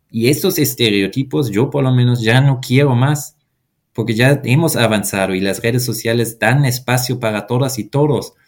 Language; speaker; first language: Spanish; non-native, fluent; German